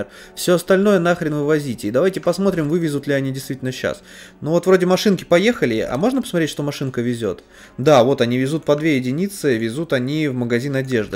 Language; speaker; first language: Russian; native; Russian